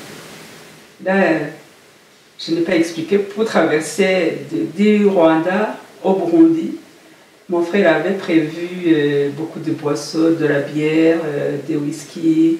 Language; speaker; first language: French; non-native, local second language; Kinyarwanda